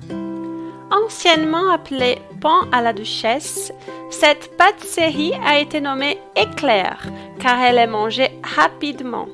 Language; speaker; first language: French; non-native, fluent; Portuguese